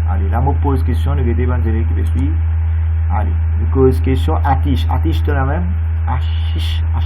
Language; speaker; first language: French; non-native, local second language; Morisyen